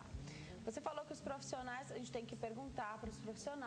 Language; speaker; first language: Portuguese; native; Portuguese